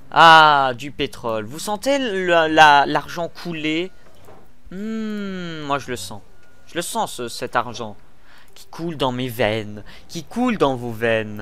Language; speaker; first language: French; native; French